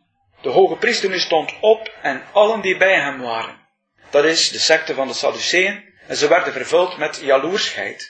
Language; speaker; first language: Dutch; native; Dutch